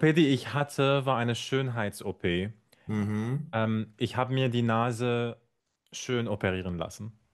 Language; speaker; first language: German; non-native, fluent; Arabic